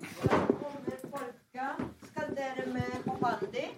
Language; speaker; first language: Norwegian; non-native, fluent; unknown